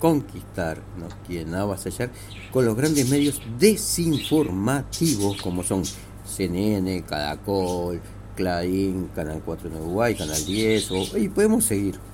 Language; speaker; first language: Spanish; native; Spanish